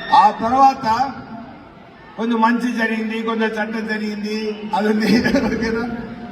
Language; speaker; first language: Telugu; non-native, fluent; Tamil